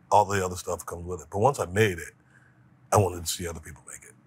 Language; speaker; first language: English; native; English